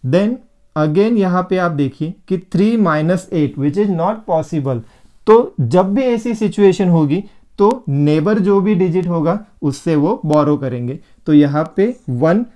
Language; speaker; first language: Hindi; non-native, local second language; Marathi